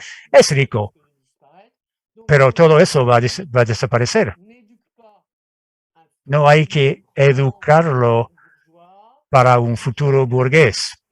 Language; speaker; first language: Spanish; non-native, fluent; French